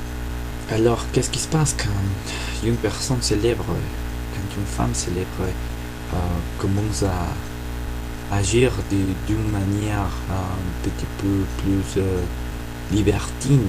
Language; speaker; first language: French; non-native, fluent; Spanish